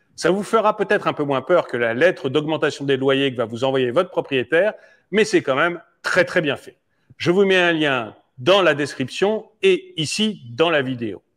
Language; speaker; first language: French; native; French